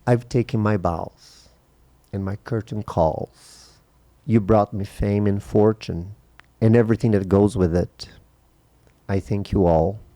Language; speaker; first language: English; non-native, fluent; Portuguese